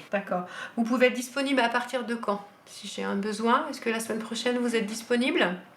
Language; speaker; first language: French; native; French